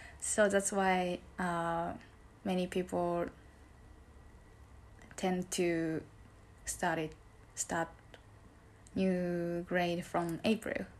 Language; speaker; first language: English; non-native, learner; Japanese